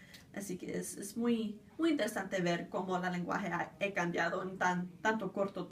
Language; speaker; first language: Spanish; early bilingual, other home language; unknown